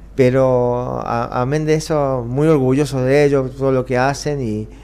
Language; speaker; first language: Spanish; native; Spanish